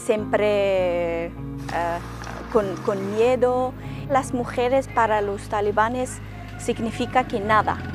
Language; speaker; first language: Spanish; non-native, learner; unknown